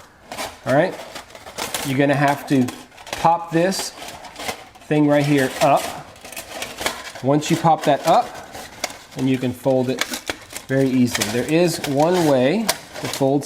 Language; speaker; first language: English; native; English